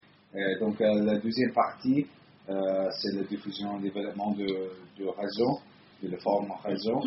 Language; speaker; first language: French; non-native, fluent; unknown